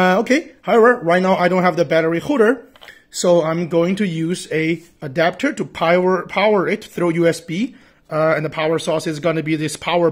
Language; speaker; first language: English; non-native, fluent; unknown